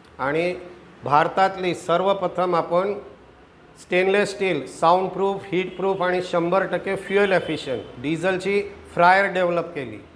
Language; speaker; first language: Marathi; non-native, local second language; Gujarati